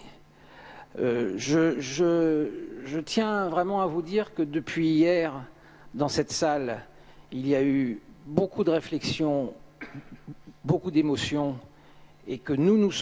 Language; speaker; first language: French; native; French